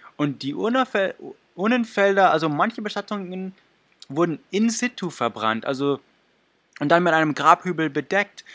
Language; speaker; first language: German; non-native, fluent; English